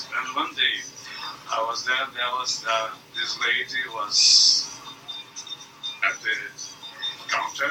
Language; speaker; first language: English; non-native, fluent; Portuguese